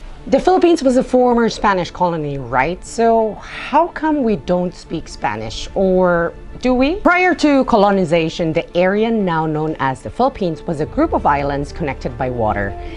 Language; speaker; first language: English; non-native, local second language; Filipino